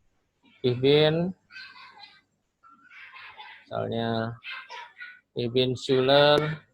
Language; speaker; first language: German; non-native, fluent; Indonesian